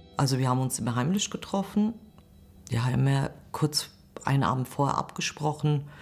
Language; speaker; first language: German; early bilingual, other home language; Kurdish